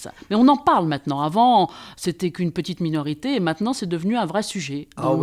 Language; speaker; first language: French; native; French